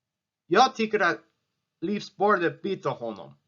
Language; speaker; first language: Swedish; non-native, learner; English